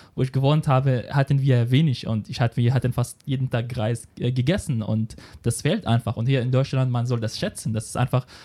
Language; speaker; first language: German; non-native, fluent; Arabic